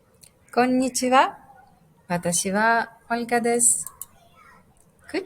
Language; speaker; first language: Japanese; non-native, fluent; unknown